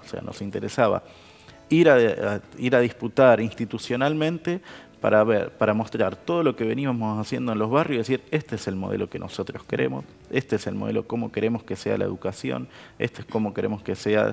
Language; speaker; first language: Spanish; native; Spanish